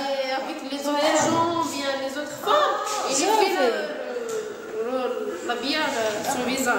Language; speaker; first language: French; non-native, learner; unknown